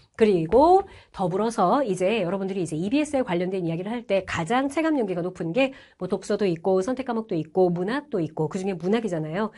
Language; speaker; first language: Korean; native; Korean